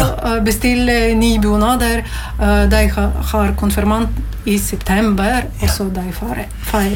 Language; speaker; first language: Norwegian; non-native, learner; Latvian